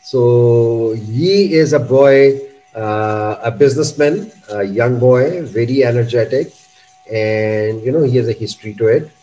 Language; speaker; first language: English; non-native, local second language; Urdu